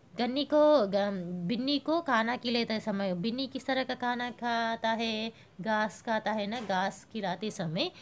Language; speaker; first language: Hindi; non-native, local second language; Telugu